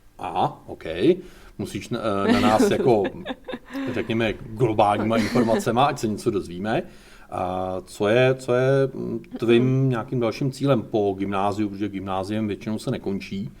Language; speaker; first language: Czech; native; Czech